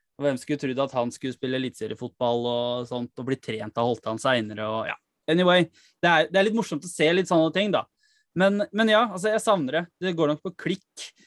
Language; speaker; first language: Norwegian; native; Norwegian